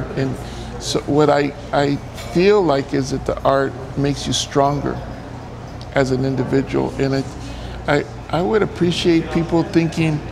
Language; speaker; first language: English; early bilingual, other home language; Spanish